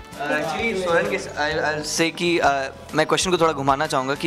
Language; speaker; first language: Hindi; native; Hindi